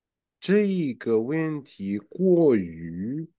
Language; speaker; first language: Chinese; non-native, fluent; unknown